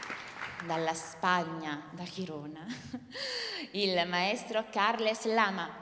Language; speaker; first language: Italian; native; Italian